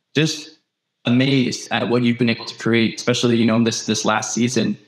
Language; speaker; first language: English; native; English